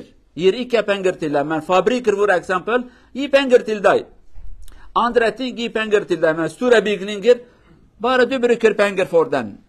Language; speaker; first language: Norwegian; non-native, learner; Kurdish